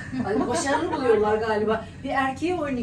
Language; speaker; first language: Turkish; native; Turkish